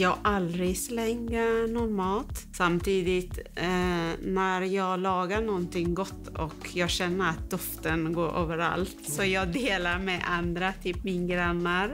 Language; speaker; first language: Swedish; non-native, fluent; Persian